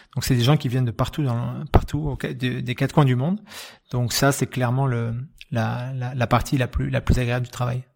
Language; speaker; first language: French; native; French